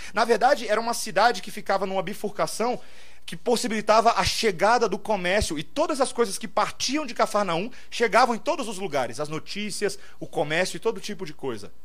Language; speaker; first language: Portuguese; native; Portuguese